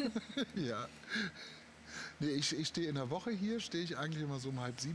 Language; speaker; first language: German; native; German